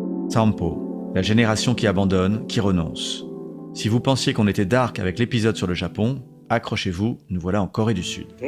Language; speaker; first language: French; native; French